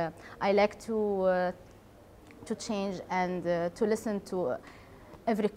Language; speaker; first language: English; non-native, learner; Arabic